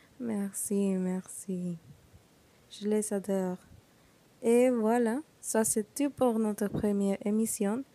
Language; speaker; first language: French; non-native, learner; Spanish